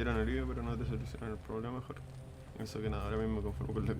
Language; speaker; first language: Spanish; native; Spanish